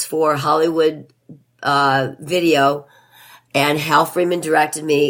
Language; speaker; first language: English; native; English